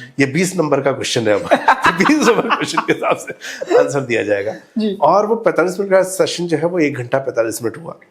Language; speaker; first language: Hindi; native; Hindi